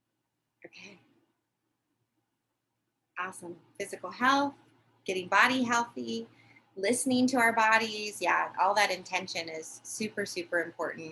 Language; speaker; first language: English; native; English